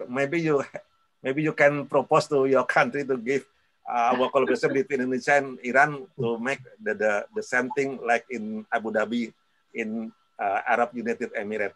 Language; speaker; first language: English; non-native, learner; Indonesian